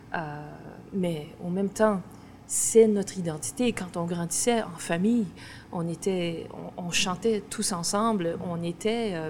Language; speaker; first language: French; native; French